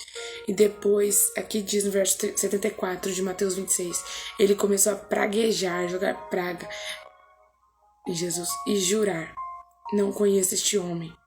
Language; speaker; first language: Portuguese; native; Portuguese